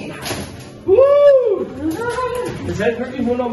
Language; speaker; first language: German; native; German